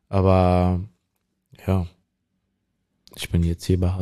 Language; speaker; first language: German; non-native, learner; Dutch